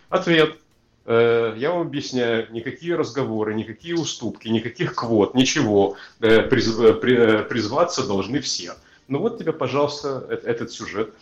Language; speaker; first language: Russian; native; Russian